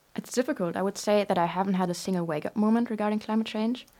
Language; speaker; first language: English; non-native, fluent; German